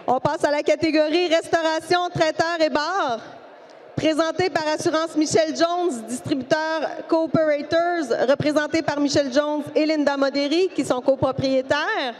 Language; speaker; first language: French; native; French